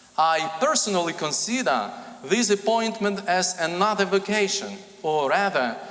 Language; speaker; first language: English; non-native, fluent; Ukrainian